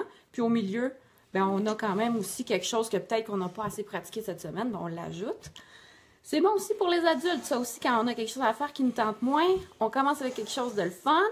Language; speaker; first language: French; native; French